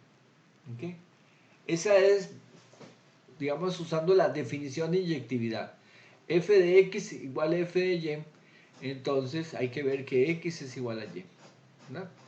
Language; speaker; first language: Spanish; native; Spanish